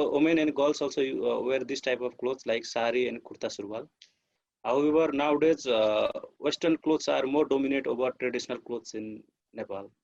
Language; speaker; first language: English; non-native, fluent; Nepali